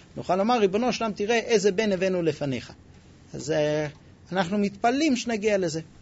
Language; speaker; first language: Hebrew; non-native, fluent; English